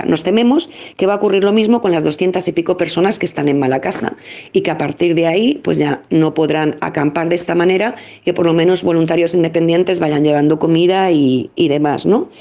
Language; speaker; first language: Spanish; native; Spanish